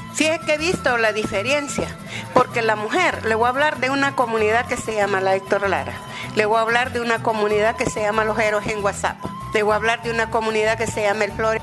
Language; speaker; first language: Spanish; native; Spanish